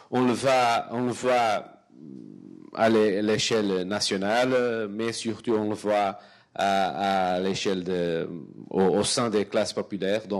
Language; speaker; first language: French; non-native, fluent; Portuguese